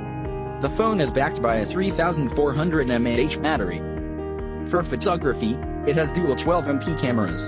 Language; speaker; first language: English; non-native, local second language; Odia